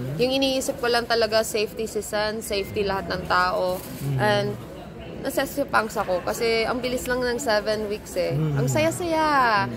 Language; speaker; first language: Filipino; non-native, local second language; Cebuano